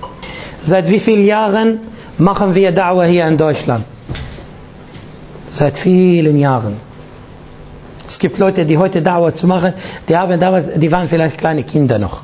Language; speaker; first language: German; non-native, fluent; Arabic